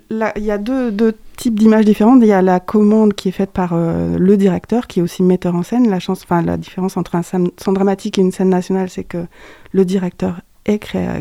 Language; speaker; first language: French; native; French